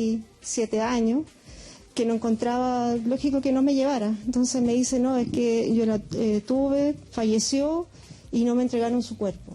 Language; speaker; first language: Spanish; native; Spanish